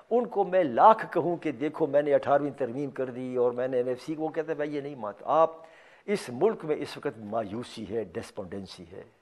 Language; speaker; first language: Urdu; non-native, local second language; Pashto